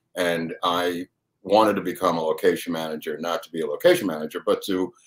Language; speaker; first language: English; native; English